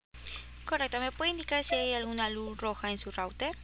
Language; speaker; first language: Spanish; native; Spanish